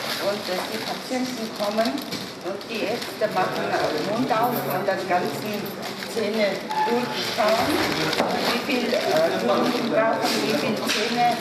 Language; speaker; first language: German; non-native, learner; Mongolian